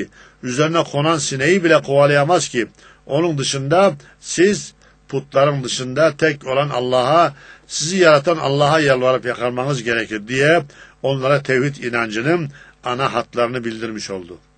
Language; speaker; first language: Turkish; native; Turkish